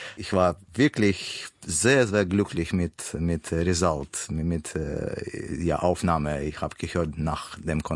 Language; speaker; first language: German; non-native, learner; Russian